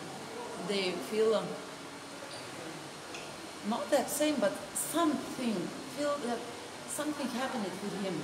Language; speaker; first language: English; non-native, learner; Lithuanian